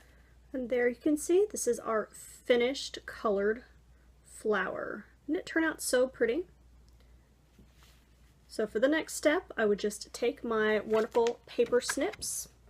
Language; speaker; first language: English; native; English